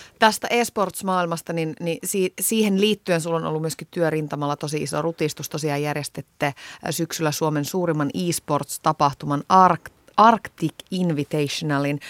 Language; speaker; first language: Finnish; native; Finnish